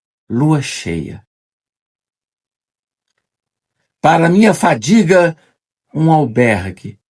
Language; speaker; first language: Portuguese; native; Portuguese